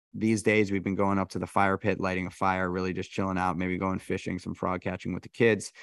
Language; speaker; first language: English; native; English